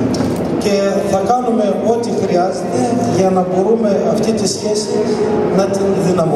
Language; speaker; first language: Greek; non-native, fluent; Bulgarian